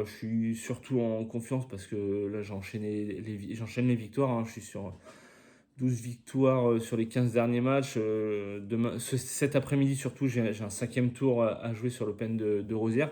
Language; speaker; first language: French; native; French